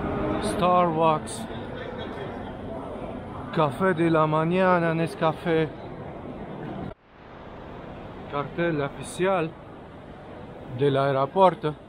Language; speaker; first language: Spanish; non-native, fluent; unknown